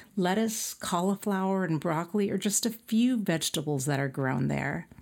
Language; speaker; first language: English; native; English